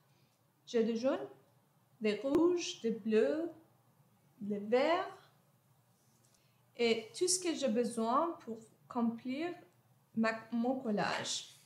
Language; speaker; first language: French; non-native, fluent; Persian